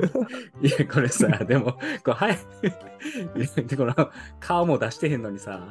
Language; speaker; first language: Japanese; native; Japanese